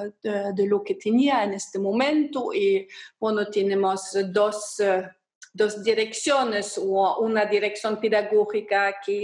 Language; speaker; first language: Spanish; non-native, fluent; German